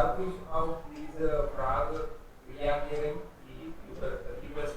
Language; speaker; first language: German; non-native, learner; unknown